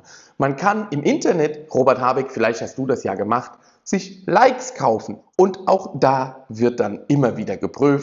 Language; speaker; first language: German; native; German